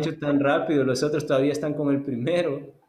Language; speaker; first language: Spanish; native; Spanish